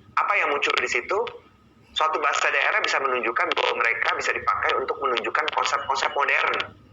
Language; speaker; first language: Indonesian; native; Indonesian